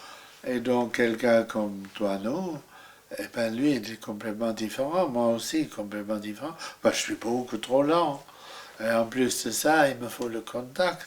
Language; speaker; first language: French; non-native, fluent; German